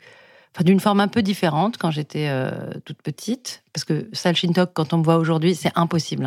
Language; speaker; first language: French; native; French